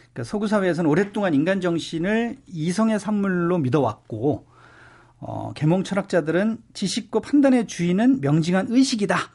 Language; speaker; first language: Korean; native; Korean